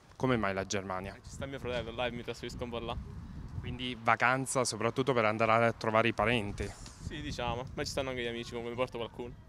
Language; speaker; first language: Italian; native; Italian